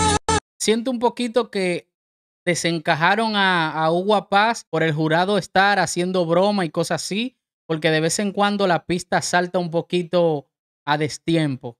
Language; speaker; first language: Spanish; native; Spanish